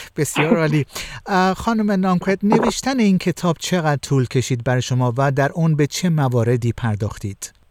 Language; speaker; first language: Persian; native; Persian